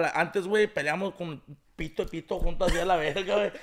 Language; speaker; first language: Spanish; early bilingual, heritage; Spanish